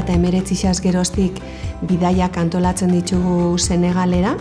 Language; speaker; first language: Basque; native; Basque